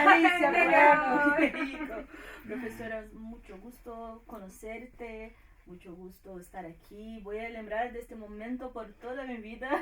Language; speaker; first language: Spanish; non-native, fluent; Portuguese